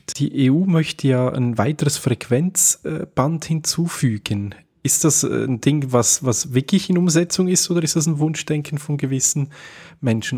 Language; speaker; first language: German; native; German